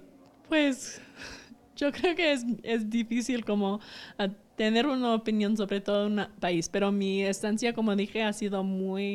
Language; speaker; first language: Spanish; non-native, fluent; English